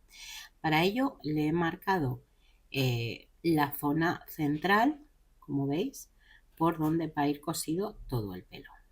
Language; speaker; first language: Spanish; native; Spanish